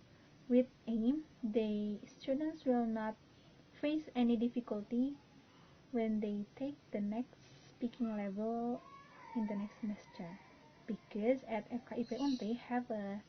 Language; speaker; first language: English; non-native, learner; Indonesian